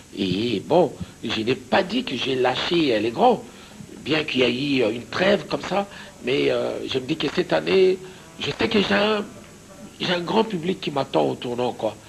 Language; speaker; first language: French; non-native, local second language; Lingala